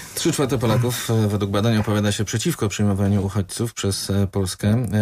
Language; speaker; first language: Polish; native; Polish